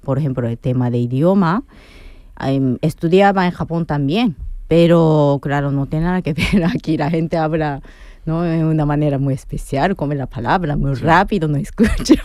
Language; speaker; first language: Spanish; non-native, fluent; Japanese